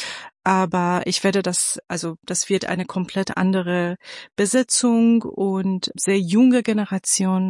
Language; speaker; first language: German; non-native, fluent; Persian